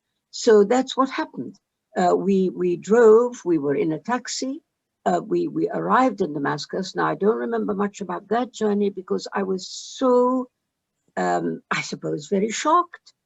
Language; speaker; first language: English; early bilingual, other home language; Arabic